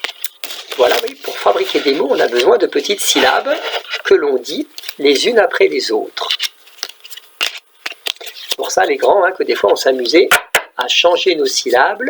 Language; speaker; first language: French; native; French